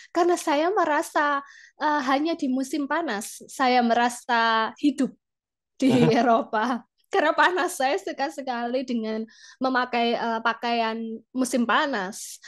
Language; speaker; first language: Indonesian; native; Indonesian